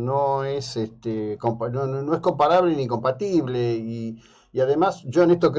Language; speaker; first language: Spanish; native; Spanish